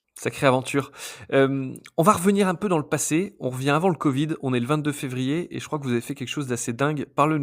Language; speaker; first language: French; native; French